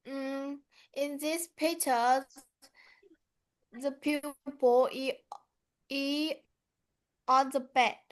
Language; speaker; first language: English; non-native, learner; Vietnamese